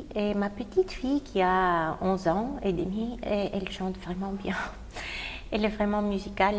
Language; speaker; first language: French; non-native, fluent; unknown